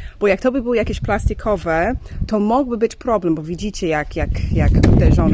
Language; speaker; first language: Polish; non-native, learner; English